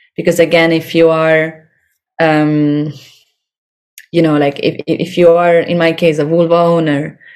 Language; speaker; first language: English; non-native, fluent; Italian